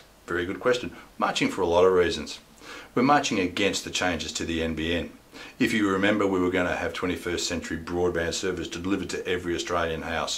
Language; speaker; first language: English; native; English